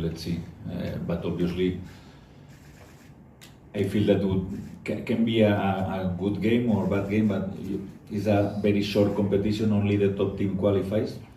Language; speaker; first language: English; non-native, fluent; Spanish